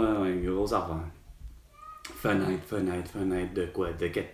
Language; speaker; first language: French; native; French